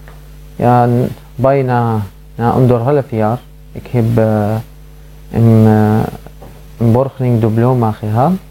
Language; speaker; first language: Dutch; non-native, learner; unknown